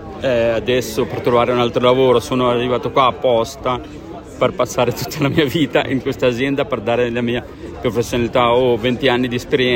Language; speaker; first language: Italian; non-native, fluent; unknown